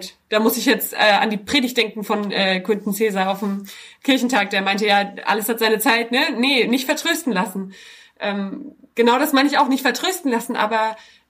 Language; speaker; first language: German; native; German